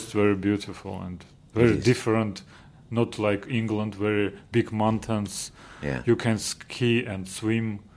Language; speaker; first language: English; non-native, learner; Georgian